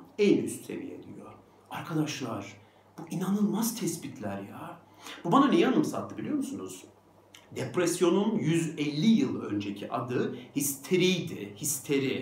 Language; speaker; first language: Turkish; native; Turkish